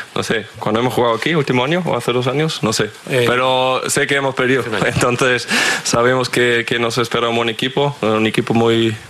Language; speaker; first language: Spanish; non-native, fluent; German